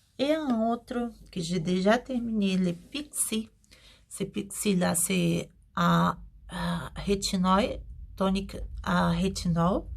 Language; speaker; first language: French; non-native, learner; Portuguese